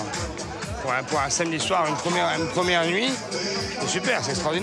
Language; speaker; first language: French; native; French